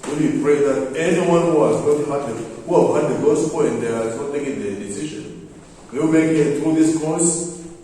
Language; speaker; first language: English; non-native, local second language; Swahili